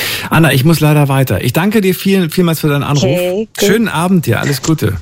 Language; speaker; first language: German; native; German